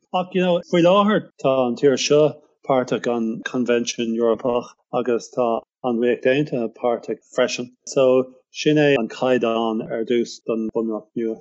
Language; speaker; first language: Irish; non-native, local second language; English